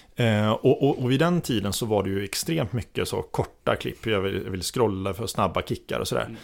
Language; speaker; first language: Swedish; native; Swedish